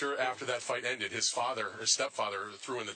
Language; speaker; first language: English; native; English